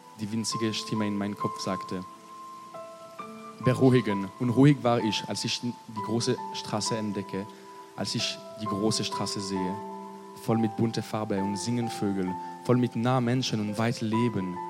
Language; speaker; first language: German; non-native, learner; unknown